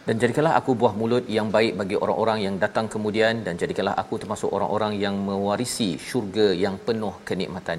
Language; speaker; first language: Malay; native; Malay